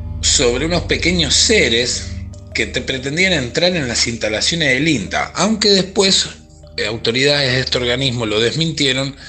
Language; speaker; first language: Spanish; native; Spanish